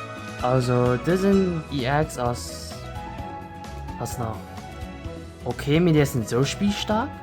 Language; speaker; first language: German; non-native, local second language; Luxembourgish